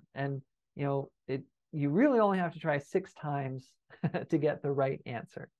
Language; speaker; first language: English; native; English